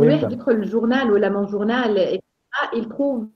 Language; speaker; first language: French; non-native, local second language; Arabic